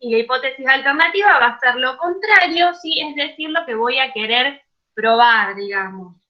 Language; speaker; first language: Spanish; native; Spanish